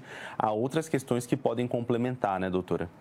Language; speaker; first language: Portuguese; native; Portuguese